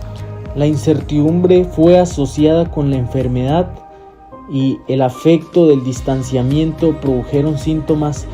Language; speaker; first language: Spanish; native; Spanish